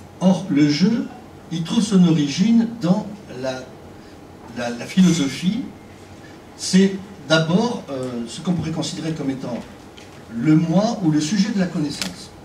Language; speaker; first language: French; native; French